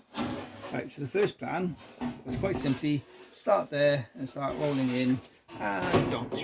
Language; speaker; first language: English; native; English